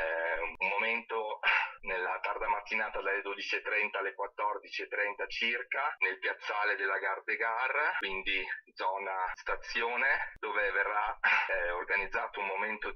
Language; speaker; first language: Italian; native; Italian